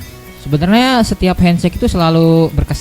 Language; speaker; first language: Indonesian; native; Indonesian